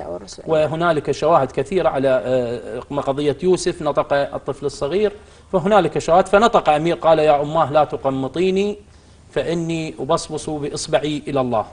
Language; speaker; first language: Arabic; native; Arabic